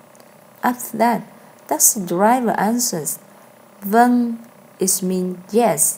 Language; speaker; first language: English; non-native, learner; Vietnamese